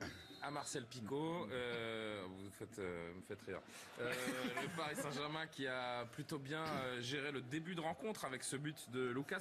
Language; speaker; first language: French; native; French